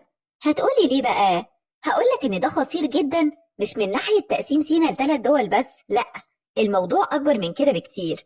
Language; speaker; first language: Arabic; native; Arabic